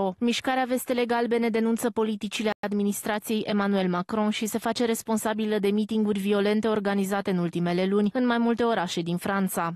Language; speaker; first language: Romanian; native; Romanian